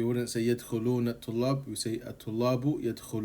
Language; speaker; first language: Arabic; non-native, fluent; English